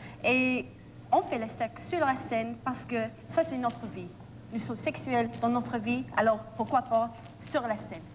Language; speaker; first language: French; non-native, learner; English